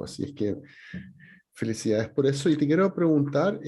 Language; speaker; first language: Spanish; native; Spanish